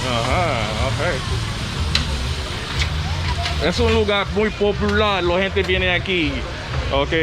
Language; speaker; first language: Spanish; non-native, learner; English